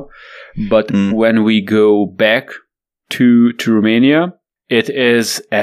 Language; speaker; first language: English; non-native, fluent; Romanian